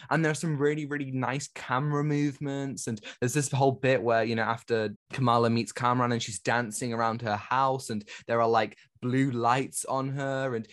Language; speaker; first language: English; native; English